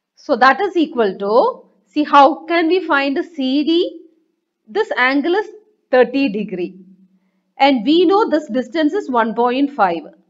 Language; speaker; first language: English; non-native, local second language; Malayalam